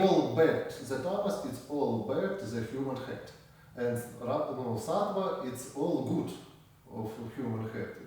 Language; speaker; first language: English; non-native, learner; Ukrainian